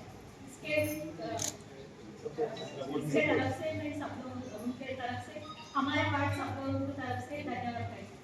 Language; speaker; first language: Hindi; non-native, local second language; Telugu